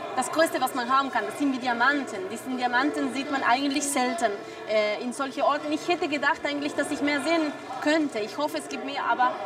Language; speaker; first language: German; non-native, fluent; Spanish